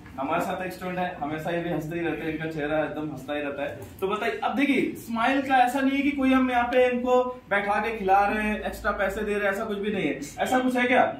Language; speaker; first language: Hindi; native; Hindi